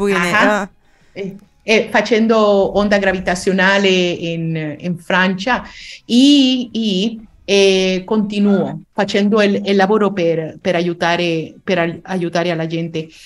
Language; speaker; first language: Italian; non-native, learner; Spanish